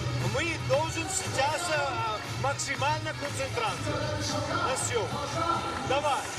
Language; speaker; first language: Russian; non-native, learner; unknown